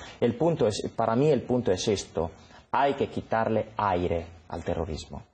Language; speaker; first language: Spanish; non-native, fluent; Italian